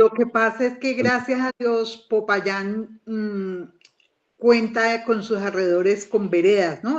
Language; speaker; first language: Spanish; native; Spanish